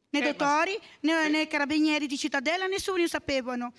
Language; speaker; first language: Italian; native; Italian